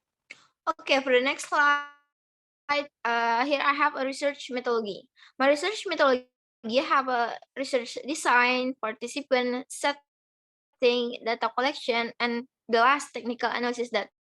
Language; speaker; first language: English; non-native, learner; Indonesian